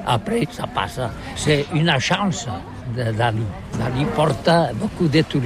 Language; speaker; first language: French; non-native, learner; Catalan